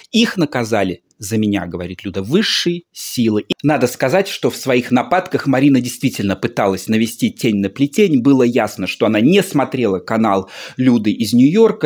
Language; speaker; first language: Russian; native; Russian